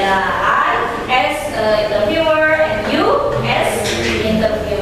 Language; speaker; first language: English; non-native, learner; Indonesian